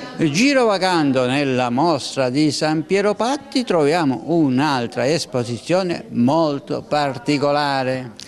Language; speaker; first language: Italian; native; Italian